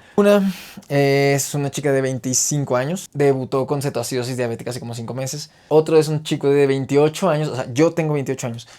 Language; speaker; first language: Spanish; native; Spanish